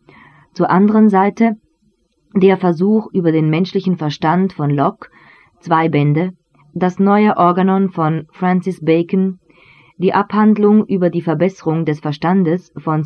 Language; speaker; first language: German; native; German